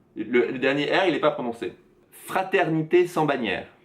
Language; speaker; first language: French; native; French